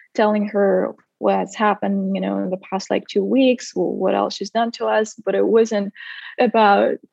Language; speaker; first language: English; non-native, fluent; Russian